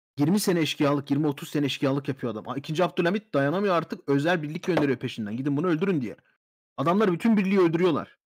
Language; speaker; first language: Turkish; native; Turkish